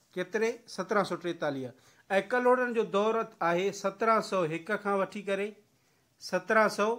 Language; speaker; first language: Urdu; non-native, local second language; Sindhi